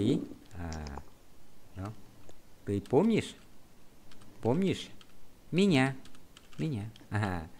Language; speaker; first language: Russian; non-native, fluent; Vietnamese